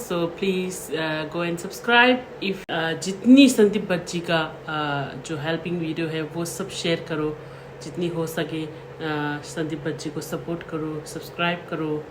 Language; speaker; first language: Hindi; non-native, local second language; Tibetan